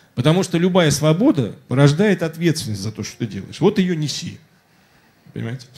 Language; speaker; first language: Russian; native; Russian